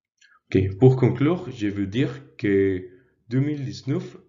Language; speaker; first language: French; non-native, learner; Spanish